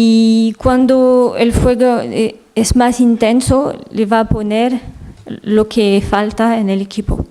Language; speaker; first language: Spanish; non-native, learner; French